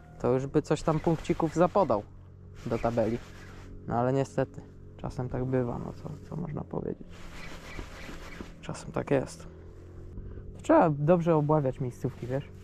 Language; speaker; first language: Polish; native; Polish